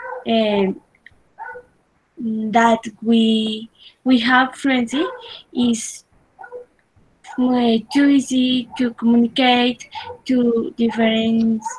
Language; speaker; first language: English; non-native, learner; Spanish